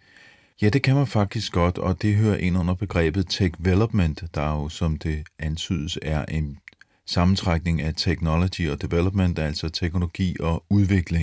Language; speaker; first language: Danish; native; Danish